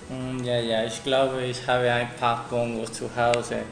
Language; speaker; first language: German; non-native, learner; Spanish